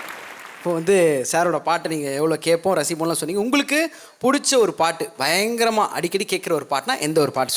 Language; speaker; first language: Tamil; native; Tamil